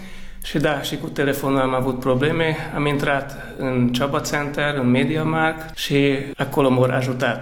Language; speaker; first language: Romanian; early bilingual, heritage; Romanian